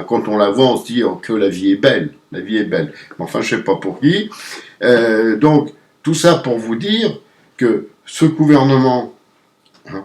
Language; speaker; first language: French; native; French